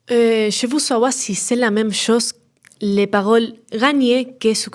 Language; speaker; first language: French; non-native, learner; Spanish